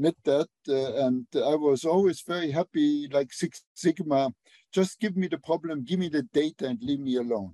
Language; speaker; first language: English; non-native, fluent; Luxembourgish